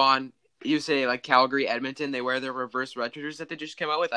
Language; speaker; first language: English; native; English